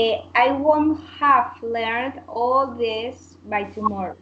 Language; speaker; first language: English; non-native, learner; Spanish